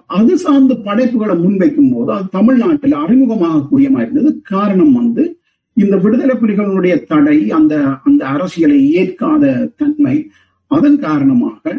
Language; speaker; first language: Tamil; native; Tamil